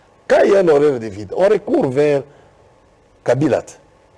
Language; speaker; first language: French; non-native, local second language; Lingala